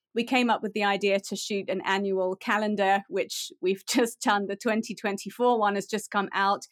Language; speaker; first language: English; native; English